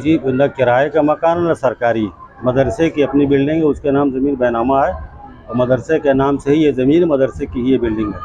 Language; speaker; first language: Hindi; native; Hindi